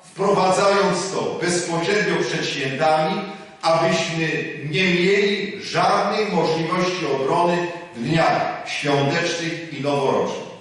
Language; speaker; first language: Polish; native; Polish